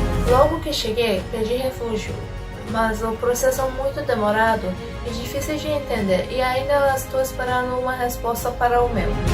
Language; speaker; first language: Portuguese; non-native, fluent; Persian